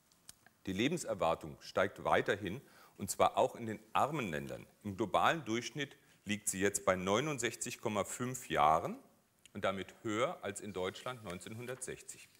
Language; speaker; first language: German; native; German